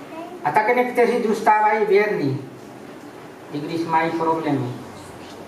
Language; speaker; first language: Czech; non-native, fluent; Ukrainian